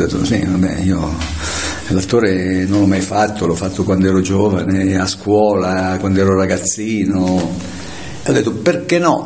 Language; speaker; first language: Italian; native; Italian